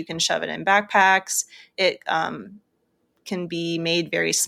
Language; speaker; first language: English; native; English